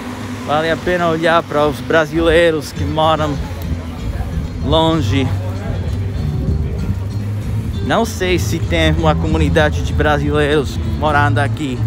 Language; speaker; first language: Portuguese; non-native, fluent; Italian